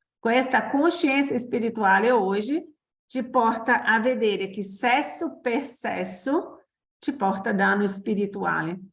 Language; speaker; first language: Italian; non-native, fluent; Portuguese